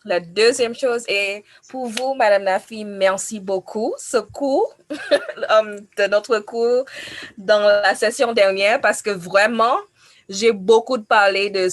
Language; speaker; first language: French; non-native, fluent; English